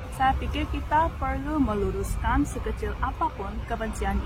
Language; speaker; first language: Indonesian; non-native, fluent; Korean